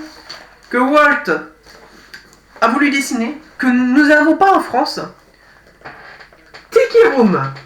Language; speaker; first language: French; native; French